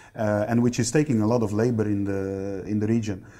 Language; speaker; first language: English; non-native, fluent; Dutch